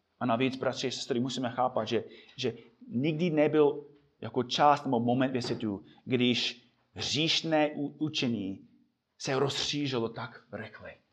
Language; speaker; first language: Czech; non-native, fluent; English